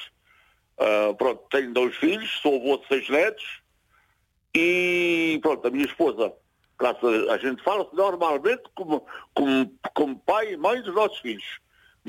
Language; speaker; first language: Portuguese; native; Portuguese